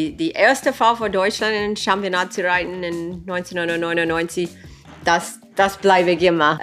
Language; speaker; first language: German; non-native, fluent; English